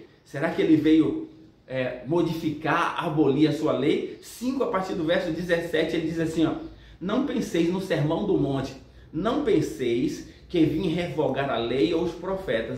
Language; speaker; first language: Portuguese; native; Portuguese